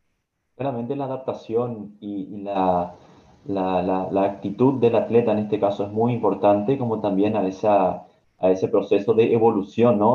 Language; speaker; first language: Spanish; native; Spanish